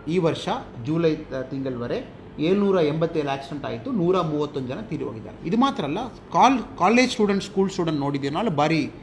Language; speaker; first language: Kannada; non-native, local second language; Tamil